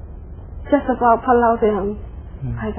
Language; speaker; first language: English; non-native, learner; Khmer